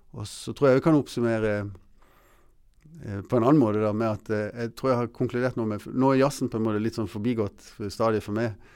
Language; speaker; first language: Norwegian; early bilingual, other home language; English